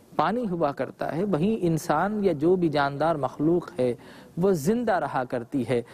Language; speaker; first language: Urdu; native; Urdu